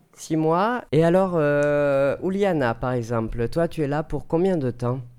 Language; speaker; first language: French; native; French